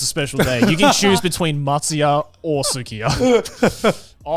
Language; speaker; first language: English; native; English